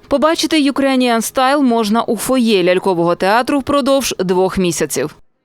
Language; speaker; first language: Ukrainian; native; Ukrainian